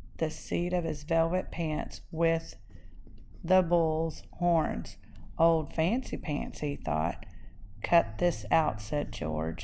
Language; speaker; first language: English; native; English